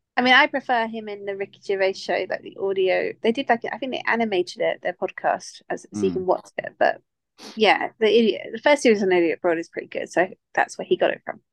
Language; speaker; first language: English; native; English